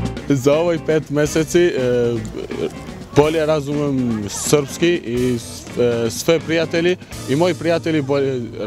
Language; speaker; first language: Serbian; non-native, local second language; Albanian